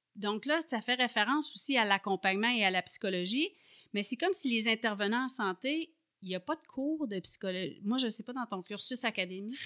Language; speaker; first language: French; native; French